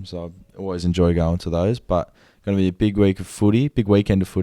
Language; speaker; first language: English; native; English